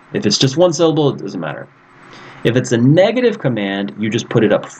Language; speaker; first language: English; native; English